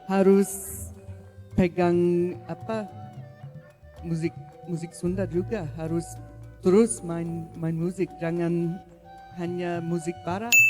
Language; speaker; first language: Indonesian; non-native, learner; English